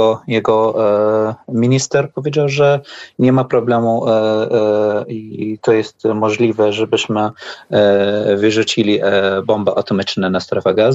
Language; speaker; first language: Polish; non-native, learner; Arabic